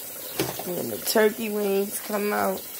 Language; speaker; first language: English; native; English